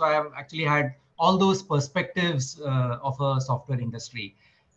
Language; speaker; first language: English; non-native, local second language; Marathi